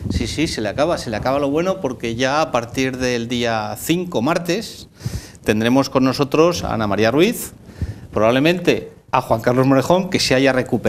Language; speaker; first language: Spanish; native; Spanish